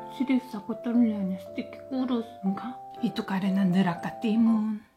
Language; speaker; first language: Indonesian; non-native, fluent; Korean